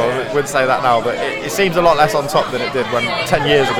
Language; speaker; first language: English; native; English